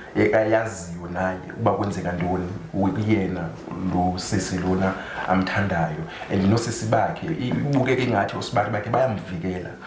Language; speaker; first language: Zulu; non-native, local second language; Xhosa